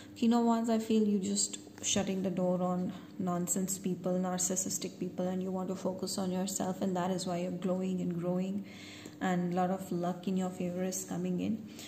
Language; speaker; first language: English; non-native, local second language; Hindi